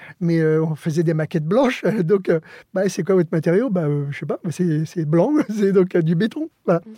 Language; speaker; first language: French; early bilingual, other home language; Spanish